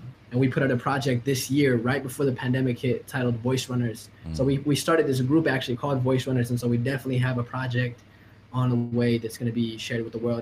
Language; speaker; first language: English; native; English